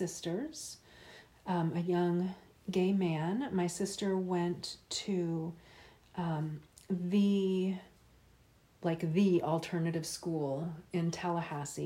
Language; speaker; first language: English; native; English